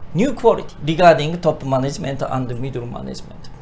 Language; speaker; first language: English; non-native, fluent; Japanese